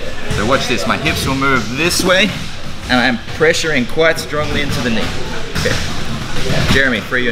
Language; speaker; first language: English; native; English